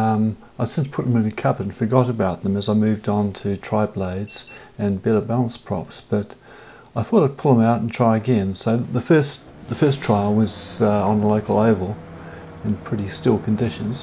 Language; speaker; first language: English; native; English